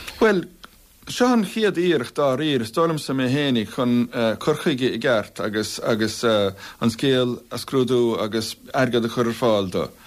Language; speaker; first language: Irish; native; Irish